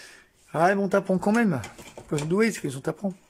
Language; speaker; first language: French; native; French